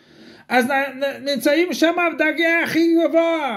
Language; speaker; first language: Hebrew; non-native, fluent; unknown